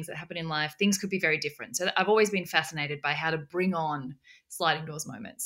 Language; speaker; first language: English; native; English